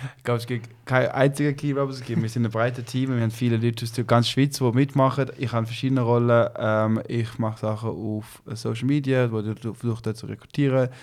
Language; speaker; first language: German; early bilingual, heritage; Swiss German